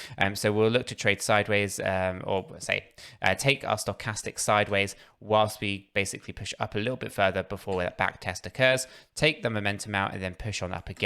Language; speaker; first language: English; native; English